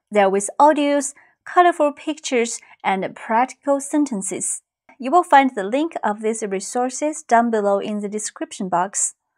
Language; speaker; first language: English; non-native, fluent; Chinese